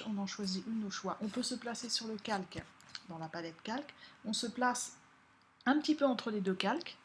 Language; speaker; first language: French; native; French